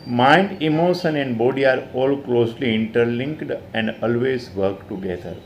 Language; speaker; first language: English; non-native, local second language; Gujarati